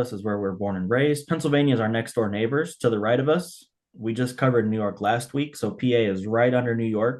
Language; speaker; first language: English; native; English